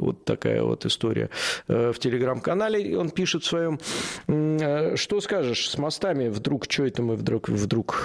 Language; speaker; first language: Russian; native; Russian